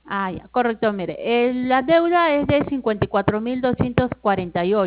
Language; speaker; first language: Spanish; native; Spanish